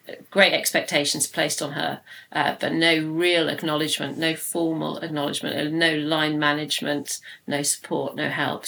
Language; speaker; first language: English; native; English